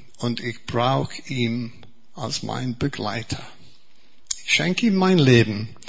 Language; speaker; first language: German; non-native, fluent; English